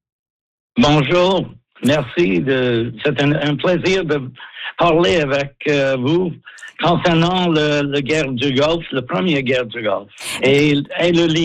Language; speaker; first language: French; non-native, local second language; English